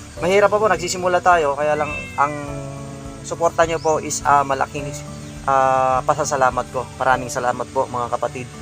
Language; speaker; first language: Filipino; non-native, local second language; Iloko